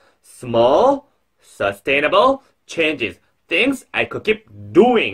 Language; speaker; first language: English; non-native, fluent; Korean